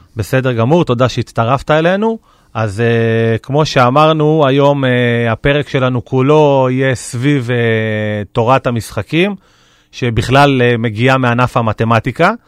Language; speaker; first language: Hebrew; native; Hebrew